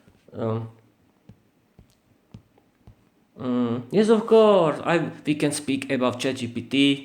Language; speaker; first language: English; non-native, learner; Slovak